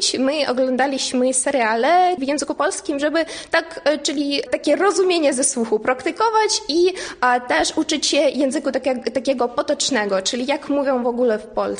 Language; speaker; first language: Polish; non-native, learner; Ukrainian